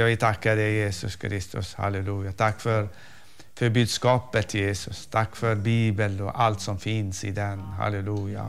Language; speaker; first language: Swedish; non-native, fluent; Arabic